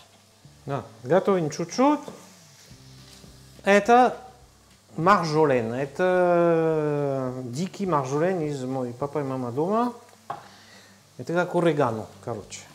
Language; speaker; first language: Russian; non-native, learner; French